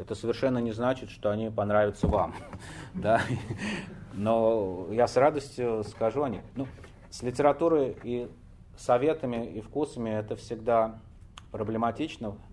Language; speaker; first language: Russian; native; Russian